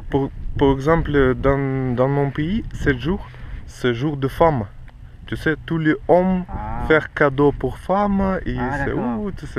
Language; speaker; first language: French; non-native, learner; Russian